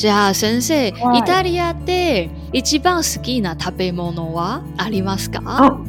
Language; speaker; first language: Japanese; non-native, learner; Chinese